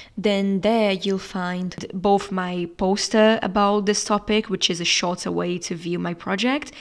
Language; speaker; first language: English; non-native, fluent; Portuguese